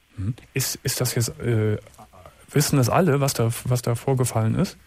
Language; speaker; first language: German; native; German